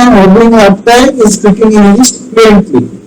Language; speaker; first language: English; non-native, learner; Bangla